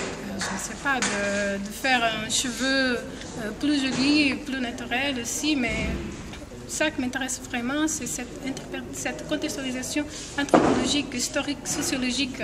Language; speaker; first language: French; non-native, fluent; Portuguese